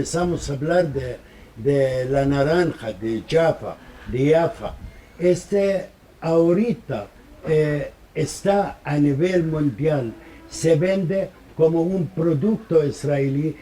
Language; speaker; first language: Spanish; non-native, fluent; Arabic